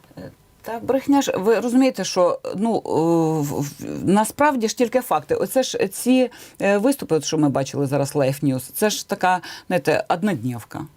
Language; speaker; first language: Ukrainian; native; Ukrainian